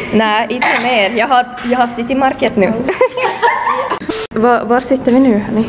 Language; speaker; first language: Swedish; native; Swedish